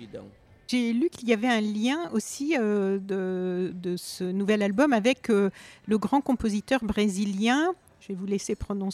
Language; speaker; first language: French; native; French